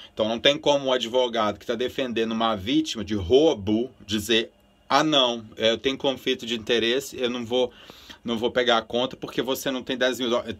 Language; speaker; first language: Portuguese; early bilingual, other home language; Spanish